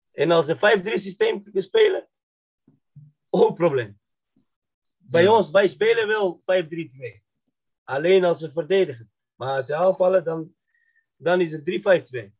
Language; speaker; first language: Dutch; non-native, fluent; Macedonian